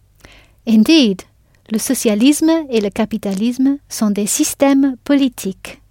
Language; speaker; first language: French; non-native, fluent; English